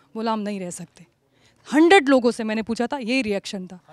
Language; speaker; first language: Hindi; native; Hindi